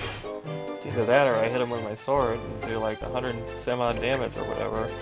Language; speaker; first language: English; native; English